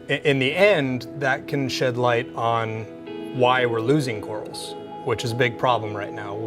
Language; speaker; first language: English; native; English